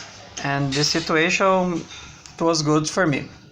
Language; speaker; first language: English; non-native, learner; Portuguese